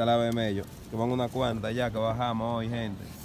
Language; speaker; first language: Spanish; native; Spanish